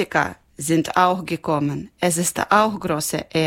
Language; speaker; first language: German; non-native, learner; Ukrainian